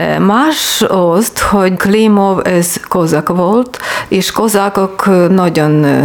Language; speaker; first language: Hungarian; non-native, learner; Ukrainian